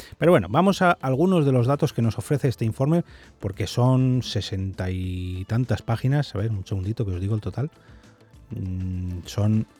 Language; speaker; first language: Spanish; native; Spanish